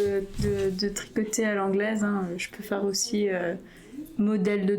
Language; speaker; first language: French; native; French